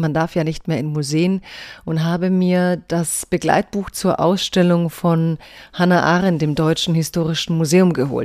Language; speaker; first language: German; early bilingual, other home language; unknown